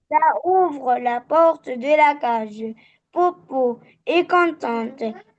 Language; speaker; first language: French; non-native, learner; Arabic